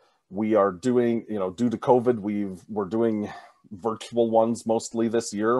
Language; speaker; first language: English; native; English